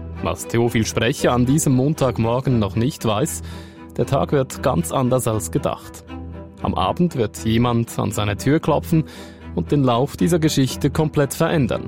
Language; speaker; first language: German; native; German